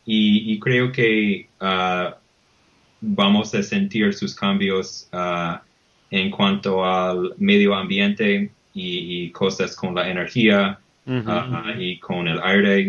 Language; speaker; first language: Spanish; non-native, fluent; English